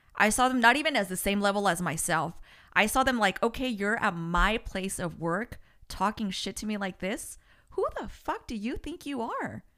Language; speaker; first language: English; early bilingual, other home language; Spanish